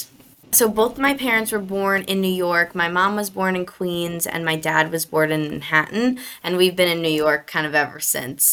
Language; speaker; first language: English; native; English